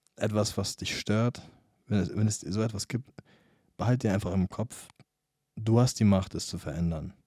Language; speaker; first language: German; non-native, fluent; English